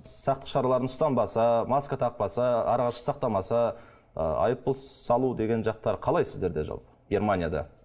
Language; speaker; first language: Kazakh; native; Kazakh